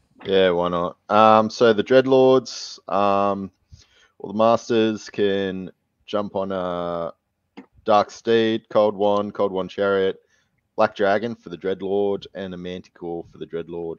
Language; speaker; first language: English; native; English